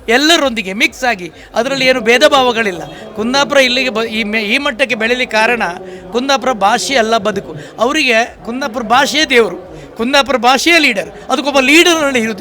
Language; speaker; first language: Kannada; native; Kannada